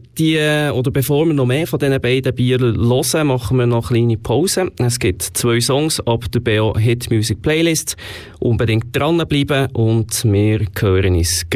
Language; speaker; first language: German; native; German